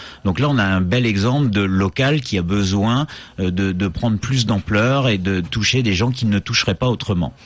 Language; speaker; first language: French; native; French